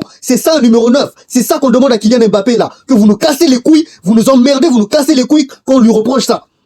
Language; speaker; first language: French; native; French